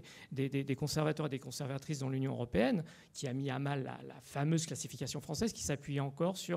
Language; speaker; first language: French; native; French